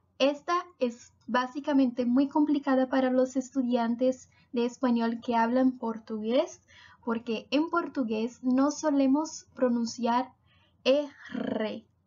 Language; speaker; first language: Spanish; non-native, fluent; Portuguese